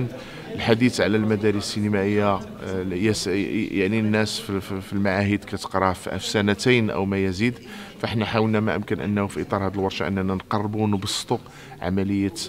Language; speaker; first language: Arabic; native; Arabic